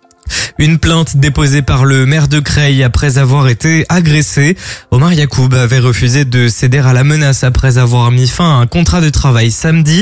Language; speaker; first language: French; native; French